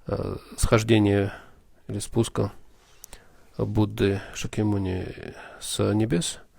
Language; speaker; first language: Russian; native; Russian